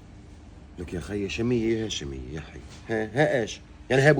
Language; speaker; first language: Arabic; native; Arabic